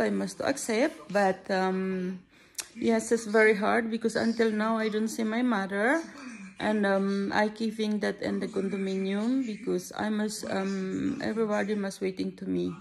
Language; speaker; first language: English; non-native, learner; Filipino